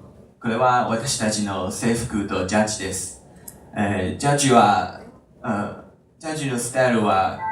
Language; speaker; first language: Japanese; non-native, learner; Chinese